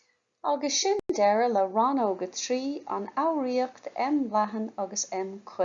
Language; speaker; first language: Irish; non-native, local second language; English